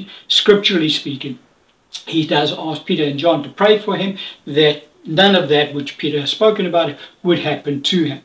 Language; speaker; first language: English; native; English